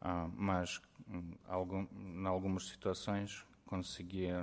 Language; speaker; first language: Portuguese; non-native, fluent; Ukrainian